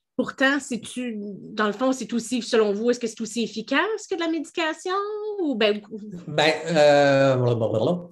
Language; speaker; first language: French; native; French